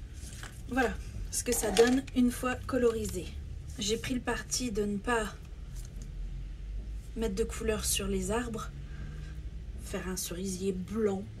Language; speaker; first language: French; native; French